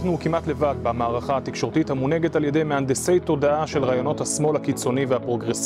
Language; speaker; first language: Hebrew; native; Hebrew